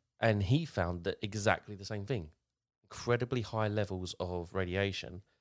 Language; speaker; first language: English; native; English